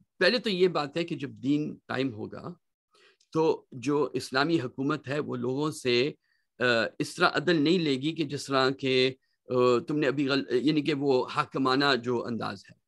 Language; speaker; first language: Urdu; native; Urdu